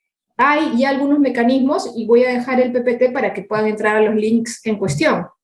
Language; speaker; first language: Spanish; native; Spanish